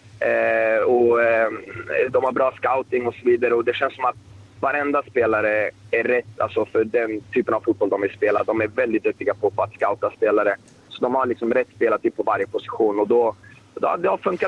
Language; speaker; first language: Swedish; native; Swedish